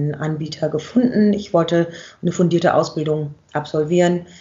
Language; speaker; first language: German; native; German